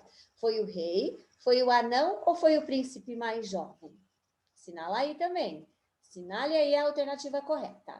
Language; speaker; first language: Portuguese; native; Portuguese